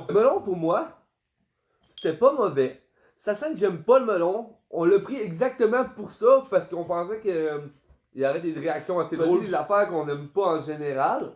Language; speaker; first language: French; native; French